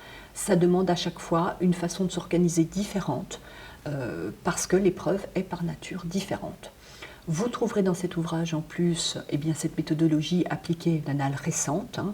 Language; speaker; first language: French; native; French